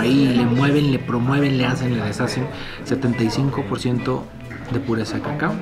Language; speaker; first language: Spanish; native; Spanish